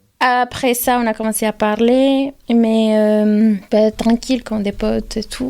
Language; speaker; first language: French; non-native, fluent; Spanish